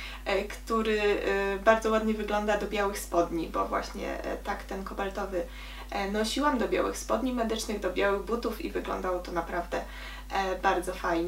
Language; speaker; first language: Polish; native; Polish